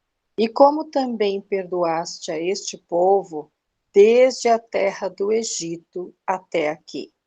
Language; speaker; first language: Portuguese; native; Portuguese